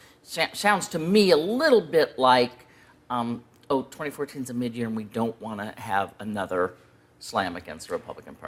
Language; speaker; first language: English; native; English